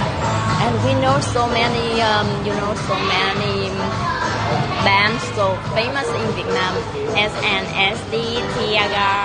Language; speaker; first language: English; non-native, learner; Vietnamese